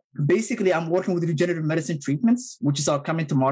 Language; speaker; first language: English; non-native, fluent; Somali